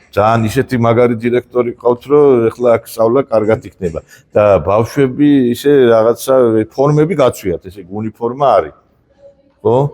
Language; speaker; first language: Georgian; native; Georgian